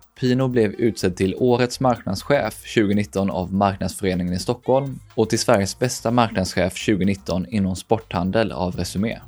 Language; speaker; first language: Swedish; native; Swedish